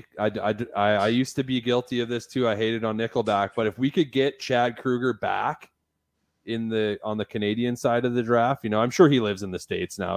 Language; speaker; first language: English; native; English